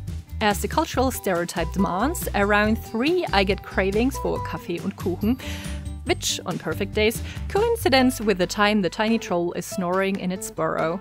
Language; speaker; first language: English; non-native, fluent; German